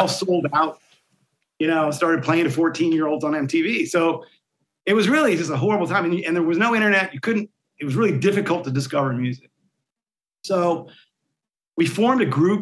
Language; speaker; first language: English; native; English